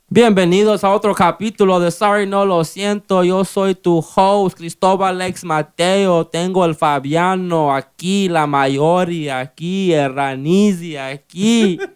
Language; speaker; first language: Spanish; early bilingual, heritage; Spanish